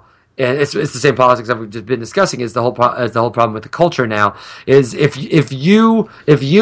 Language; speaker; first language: English; native; English